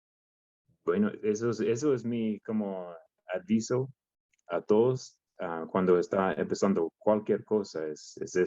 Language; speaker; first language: Spanish; non-native, learner; English